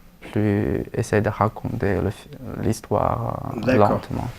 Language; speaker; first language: French; non-native, fluent; Chinese